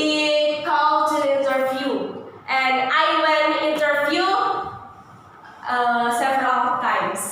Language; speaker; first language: English; non-native, learner; Indonesian